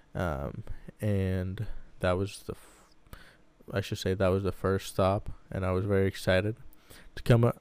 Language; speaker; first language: English; early bilingual, other home language; Arabic